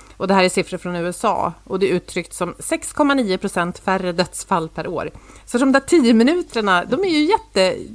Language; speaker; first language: Swedish; native; Swedish